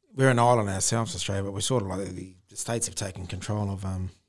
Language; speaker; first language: English; native; English